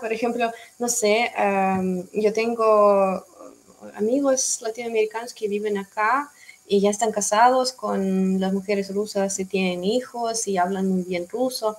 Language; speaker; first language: Spanish; non-native, fluent; Russian